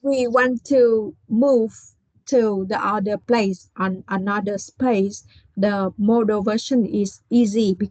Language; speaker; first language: English; non-native, learner; Vietnamese